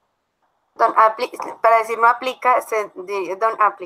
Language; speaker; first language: English; non-native, learner; Spanish